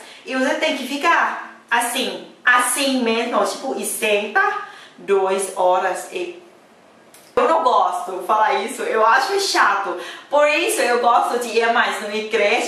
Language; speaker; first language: Portuguese; non-native, fluent; Thai